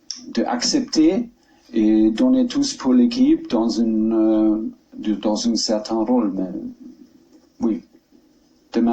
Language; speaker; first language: French; non-native, learner; German